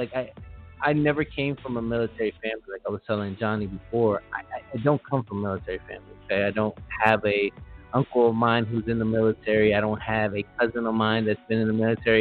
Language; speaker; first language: English; native; English